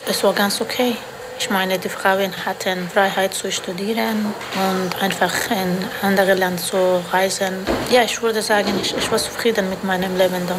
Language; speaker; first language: German; non-native, fluent; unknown